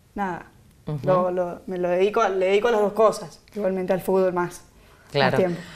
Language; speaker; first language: Spanish; native; Spanish